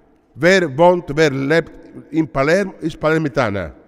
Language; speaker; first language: German; non-native, learner; Italian